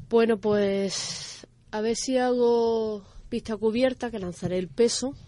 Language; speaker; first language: Spanish; native; Spanish